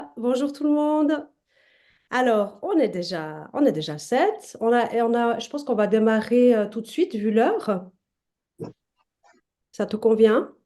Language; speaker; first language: French; native; French